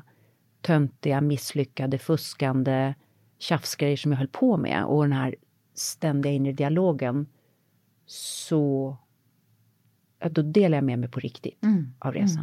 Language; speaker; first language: Swedish; native; Swedish